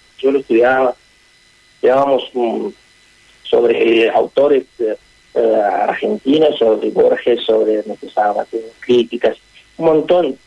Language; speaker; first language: Spanish; non-native, fluent; Arabic